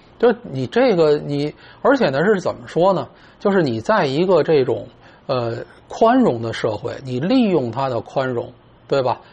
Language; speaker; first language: Chinese; native; Chinese